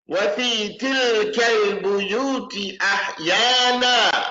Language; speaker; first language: Arabic; non-native, fluent; English